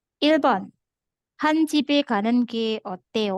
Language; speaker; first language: Korean; non-native, learner; Indonesian